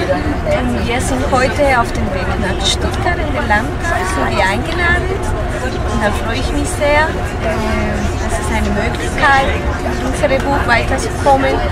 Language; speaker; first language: German; non-native, learner; Spanish